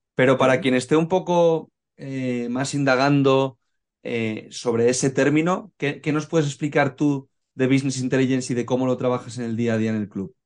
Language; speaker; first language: Spanish; native; Spanish